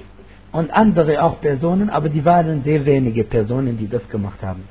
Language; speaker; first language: German; non-native, fluent; Arabic